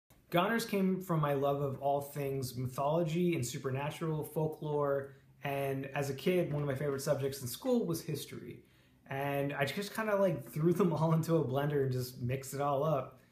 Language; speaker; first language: English; native; English